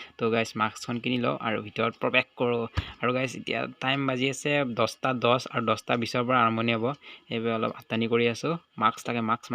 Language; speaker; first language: Assamese; native; Assamese